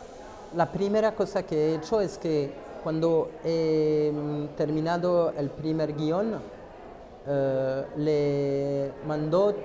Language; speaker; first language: Spanish; non-native, fluent; French